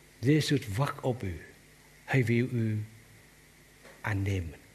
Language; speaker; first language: Dutch; non-native, learner; Vietnamese